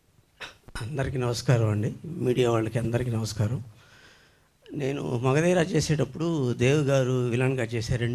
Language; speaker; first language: Telugu; native; Telugu